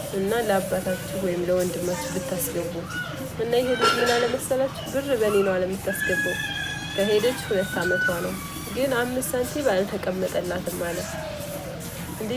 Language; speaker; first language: Amharic; native; Amharic